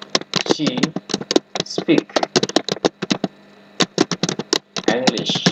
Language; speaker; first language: English; non-native, learner; Indonesian